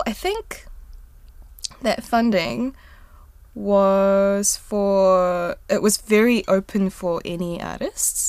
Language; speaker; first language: English; non-native, local second language; Korean